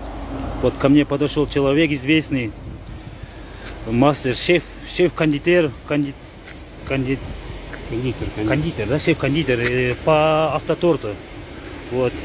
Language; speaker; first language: Russian; non-native, learner; Kyrgyz